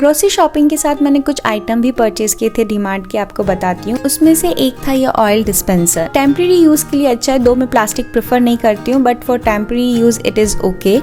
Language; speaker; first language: Hindi; native; Hindi